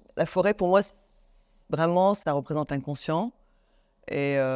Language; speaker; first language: French; native; French